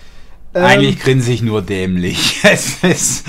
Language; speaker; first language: German; native; German